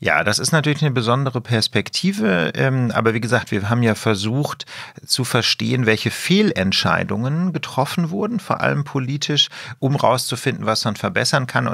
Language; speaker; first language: German; native; German